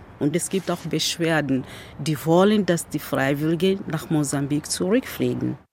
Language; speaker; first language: German; non-native, fluent; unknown